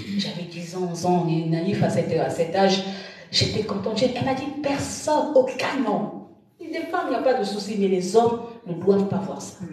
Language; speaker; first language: French; non-native, local second language; Lingala